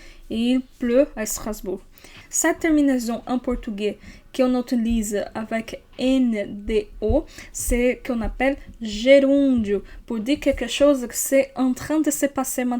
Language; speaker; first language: French; non-native, fluent; Portuguese